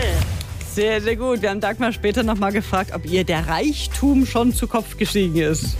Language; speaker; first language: German; native; German